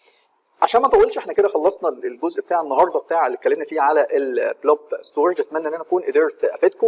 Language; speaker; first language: Arabic; native; Arabic